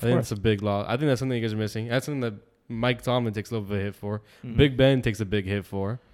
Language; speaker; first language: English; native; English